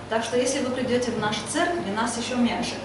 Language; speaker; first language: Polish; non-native, learner; Russian